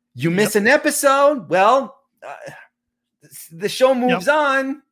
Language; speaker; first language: English; native; English